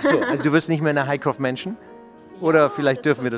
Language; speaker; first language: German; native; German